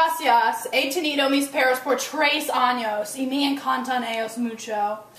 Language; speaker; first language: Spanish; non-native, learner; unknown